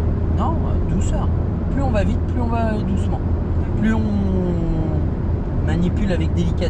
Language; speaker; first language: French; native; French